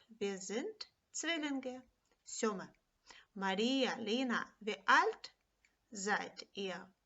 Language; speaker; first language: German; non-native, fluent; Ukrainian